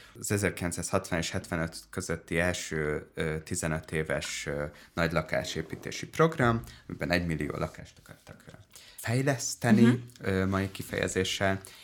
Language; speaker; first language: Hungarian; native; Hungarian